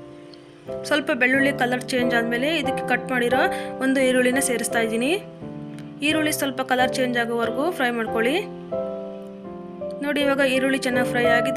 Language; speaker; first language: Kannada; native; Kannada